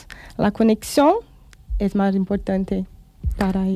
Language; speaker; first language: Spanish; non-native, fluent; Portuguese